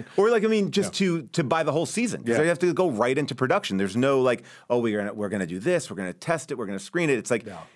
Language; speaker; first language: English; native; English